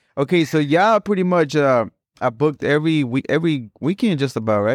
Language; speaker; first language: English; early bilingual, other home language; Spanish